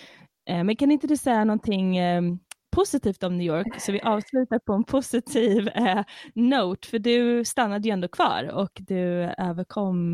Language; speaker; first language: Swedish; native; Swedish